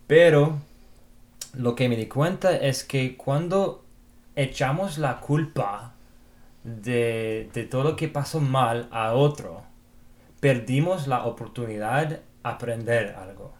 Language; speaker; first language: Spanish; non-native, fluent; English